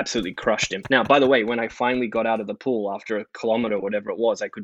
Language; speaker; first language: English; native; English